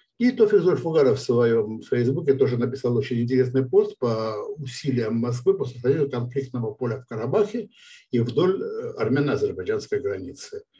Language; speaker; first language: Russian; non-native, local second language; Georgian